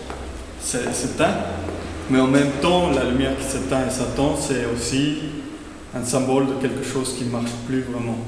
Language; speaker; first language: French; non-native, fluent; Spanish